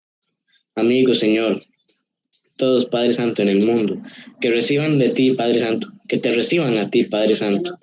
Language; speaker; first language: Spanish; native; Spanish